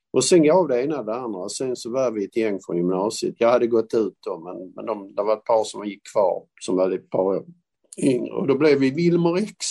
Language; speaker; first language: Swedish; native; Swedish